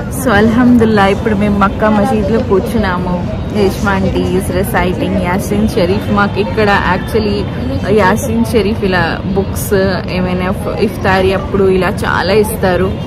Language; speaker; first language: Telugu; non-native, local second language; Urdu